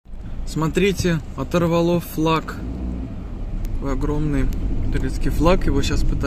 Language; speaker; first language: Russian; native; Russian